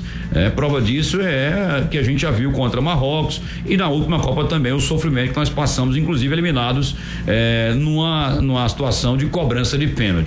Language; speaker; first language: Portuguese; native; Portuguese